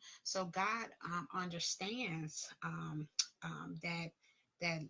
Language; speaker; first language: English; native; English